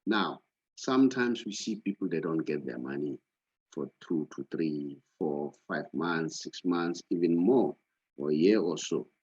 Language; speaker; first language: English; non-native, local second language; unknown